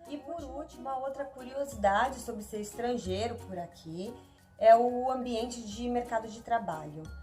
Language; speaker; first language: Portuguese; native; Portuguese